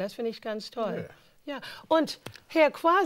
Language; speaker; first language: German; non-native, fluent; English